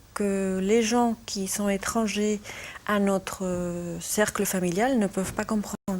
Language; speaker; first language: French; non-native, fluent; Spanish